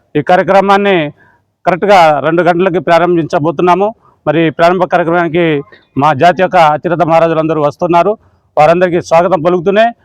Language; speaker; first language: Telugu; non-native, local second language; Lambadi